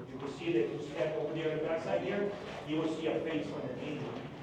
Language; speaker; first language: English; non-native, fluent; Papiamento